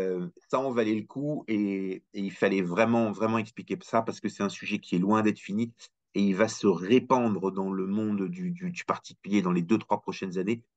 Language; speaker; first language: French; native; French